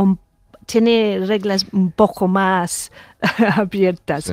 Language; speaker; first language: Spanish; non-native, fluent; English